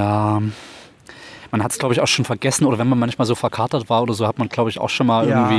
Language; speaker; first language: German; native; German